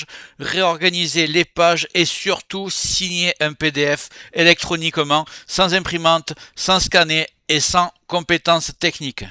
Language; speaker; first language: French; native; French